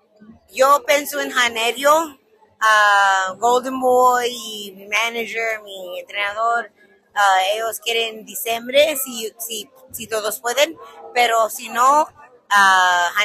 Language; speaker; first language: Spanish; non-native, learner; English